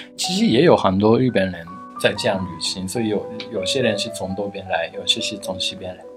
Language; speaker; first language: Chinese; non-native, fluent; Japanese